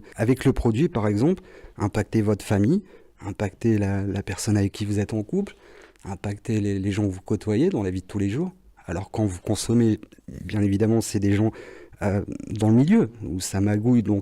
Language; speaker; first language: French; native; French